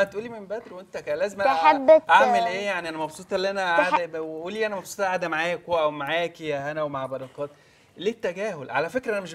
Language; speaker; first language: Arabic; native; Arabic